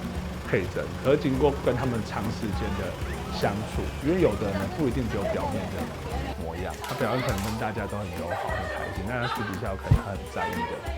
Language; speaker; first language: Chinese; native; Chinese